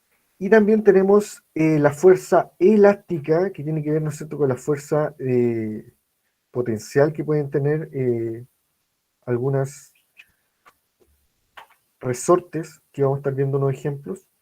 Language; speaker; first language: Spanish; native; Spanish